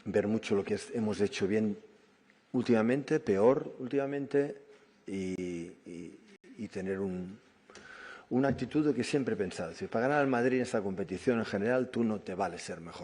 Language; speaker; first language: Spanish; native; Spanish